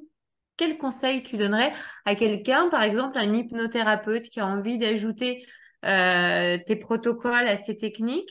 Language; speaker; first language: French; native; French